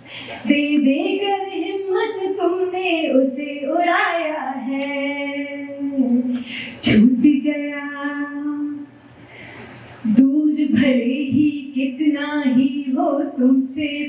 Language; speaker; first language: Hindi; native; Hindi